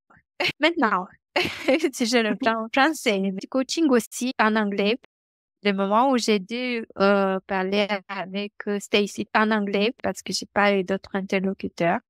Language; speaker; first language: French; non-native, fluent; Romanian